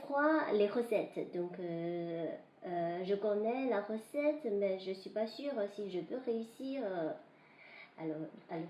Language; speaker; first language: French; non-native, fluent; Chinese